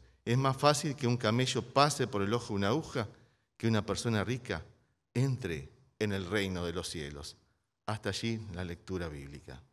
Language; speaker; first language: Spanish; native; Spanish